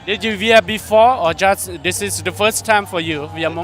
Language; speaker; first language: English; non-native, learner; Hmong